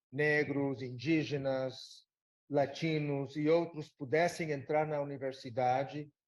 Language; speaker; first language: Portuguese; non-native, fluent; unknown